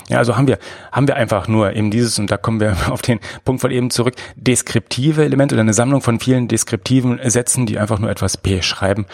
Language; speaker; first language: German; native; German